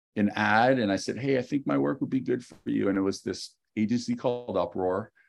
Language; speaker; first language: English; native; English